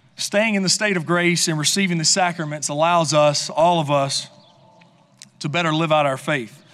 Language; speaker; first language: English; native; English